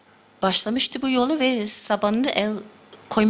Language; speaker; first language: Turkish; non-native, fluent; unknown